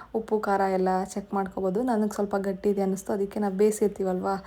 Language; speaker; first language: Kannada; native; Kannada